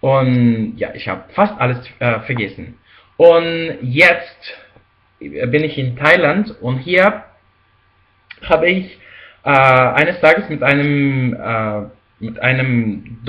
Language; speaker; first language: German; non-native, fluent; Spanish